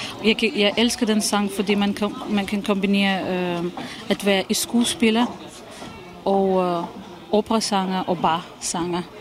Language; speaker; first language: Danish; non-native, fluent; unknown